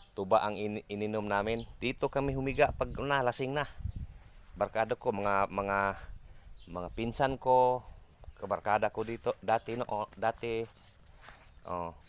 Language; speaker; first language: Filipino; non-native, local second language; Cebuano